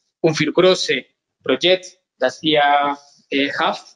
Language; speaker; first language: German; non-native, learner; Spanish